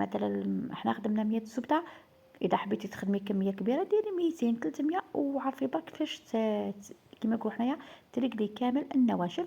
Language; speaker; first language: Arabic; native; Arabic